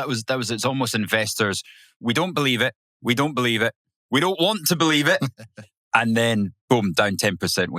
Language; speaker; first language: English; native; English